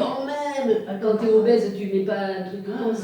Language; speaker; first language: French; native; French